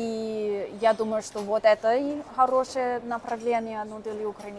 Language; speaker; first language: Russian; non-native, fluent; English